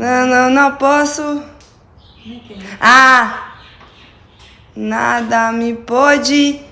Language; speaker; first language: Portuguese; non-native, fluent; Slovenian